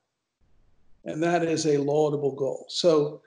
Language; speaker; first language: English; native; English